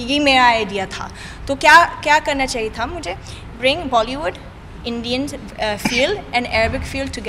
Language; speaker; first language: Hindi; non-native, learner; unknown